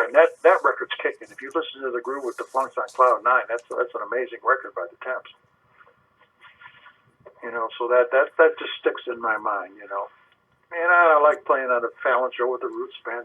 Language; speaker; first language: English; native; English